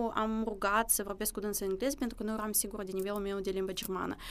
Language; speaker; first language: Romanian; early bilingual, other home language; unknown